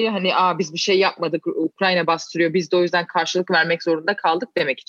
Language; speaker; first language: Turkish; native; Turkish